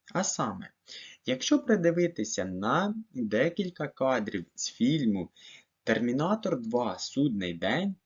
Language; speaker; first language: Ukrainian; native; Ukrainian